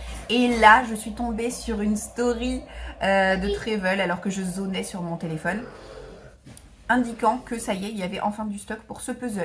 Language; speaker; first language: French; native; French